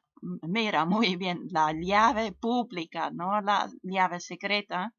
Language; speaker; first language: Spanish; non-native, fluent; German